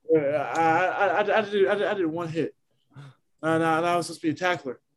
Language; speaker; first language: English; non-native, fluent; Haitian Creole